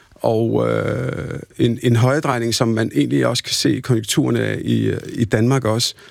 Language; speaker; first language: Danish; early bilingual, other home language; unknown